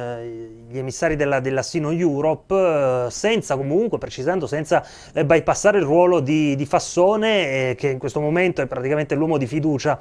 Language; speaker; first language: Italian; native; Italian